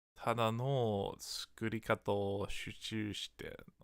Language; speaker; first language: Japanese; non-native, learner; English